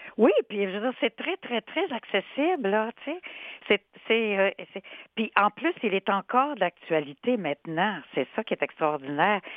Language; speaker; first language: French; native; French